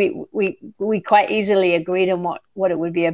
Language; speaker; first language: English; native; English